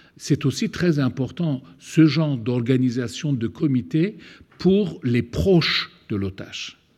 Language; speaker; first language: French; non-native, fluent; Turkish